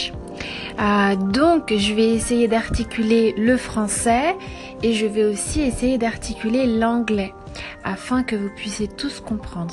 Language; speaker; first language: English; non-native, fluent; French